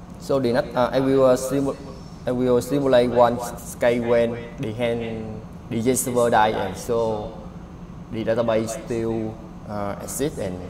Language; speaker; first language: English; non-native, learner; Vietnamese